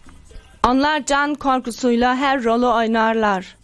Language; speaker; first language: Turkish; early bilingual, other home language; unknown